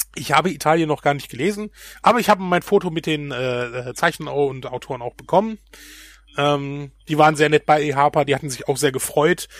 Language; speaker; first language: German; native; German